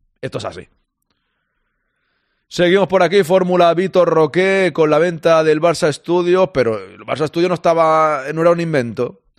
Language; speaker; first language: Spanish; native; Spanish